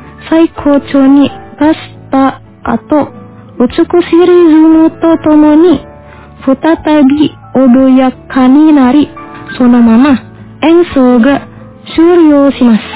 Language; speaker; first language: Japanese; non-native, fluent; Indonesian